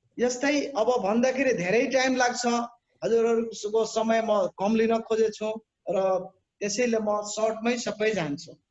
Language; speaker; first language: Nepali; non-native, local second language; Bhojpuri